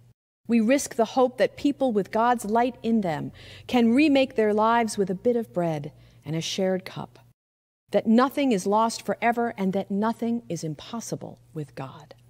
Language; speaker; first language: English; native; English